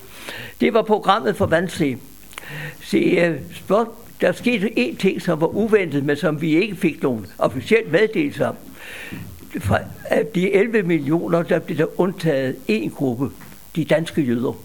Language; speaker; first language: Danish; native; Danish